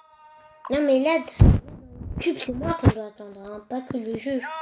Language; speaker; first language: French; native; French